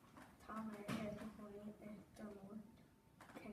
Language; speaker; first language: Irish; non-native, learner; English